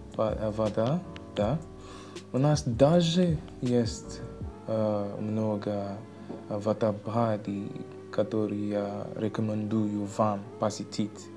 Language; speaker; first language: Russian; non-native, learner; English